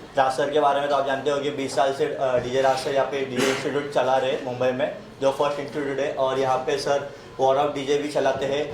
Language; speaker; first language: Hindi; non-native, local second language; Marathi